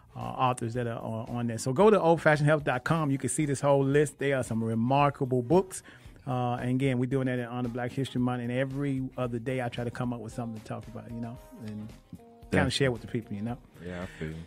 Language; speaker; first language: English; native; English